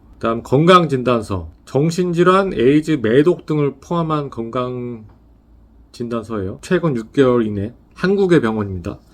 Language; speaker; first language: Korean; native; Korean